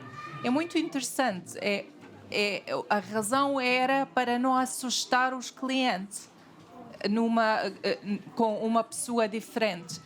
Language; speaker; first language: Portuguese; non-native, fluent; Arabic